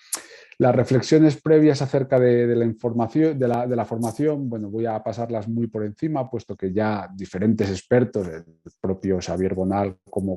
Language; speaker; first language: Spanish; native; Spanish